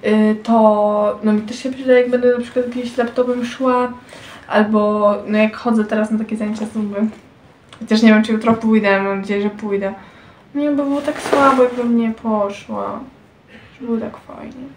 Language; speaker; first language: Polish; native; Polish